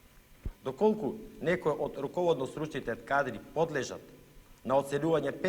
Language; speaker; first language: Macedonian; native; Macedonian